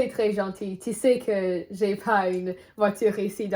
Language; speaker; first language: French; non-native, learner; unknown